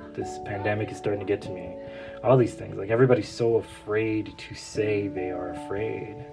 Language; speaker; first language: English; native; English